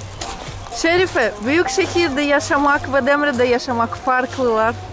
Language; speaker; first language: Turkish; non-native, fluent; Russian